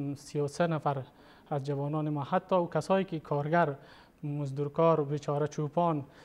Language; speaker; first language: Persian; native; Persian